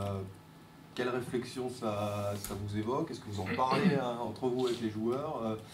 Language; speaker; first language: French; native; French